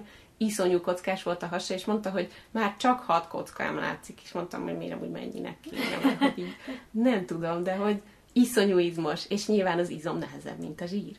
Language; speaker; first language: Hungarian; native; Hungarian